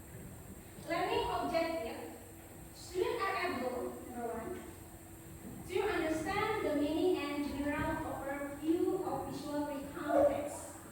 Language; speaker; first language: English; non-native, fluent; Indonesian